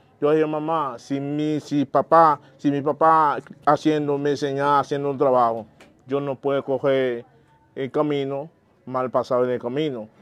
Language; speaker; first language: Spanish; non-native, learner; Haitian Creole